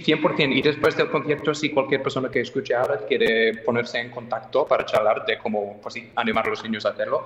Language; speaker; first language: Spanish; non-native, fluent; English